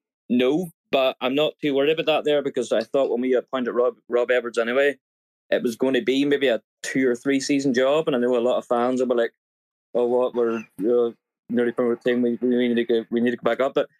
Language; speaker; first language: English; native; English